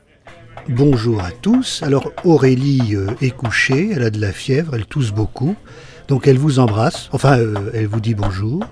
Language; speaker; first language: French; native; French